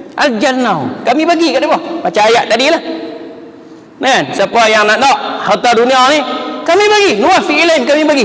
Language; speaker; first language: Malay; native; Malay